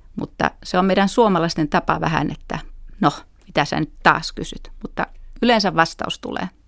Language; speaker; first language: Finnish; native; Finnish